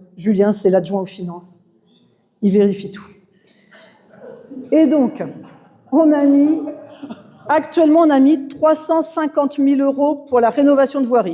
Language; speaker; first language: French; native; French